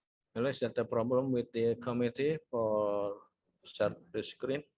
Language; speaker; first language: English; non-native, fluent; Indonesian